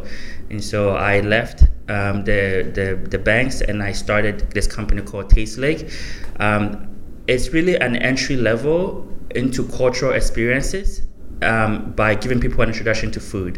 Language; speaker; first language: English; non-native, local second language; Akan